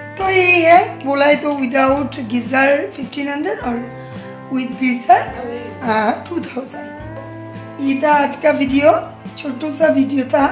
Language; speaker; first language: Hindi; non-native, local second language; Bangla